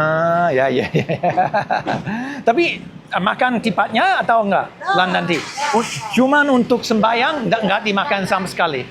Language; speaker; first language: Indonesian; non-native, learner; English